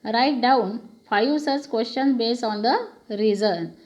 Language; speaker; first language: English; non-native, local second language; Marathi